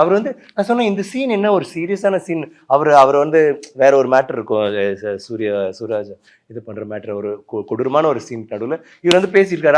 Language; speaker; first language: Tamil; native; Tamil